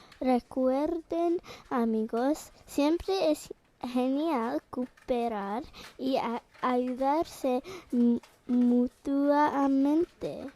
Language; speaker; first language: Spanish; non-native, learner; English